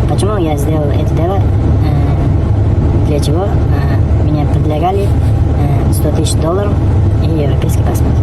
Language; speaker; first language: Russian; non-native, learner; Uzbek